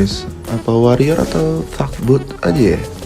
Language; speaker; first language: Indonesian; native; Indonesian